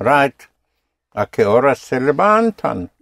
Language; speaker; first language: Spanish; non-native, fluent; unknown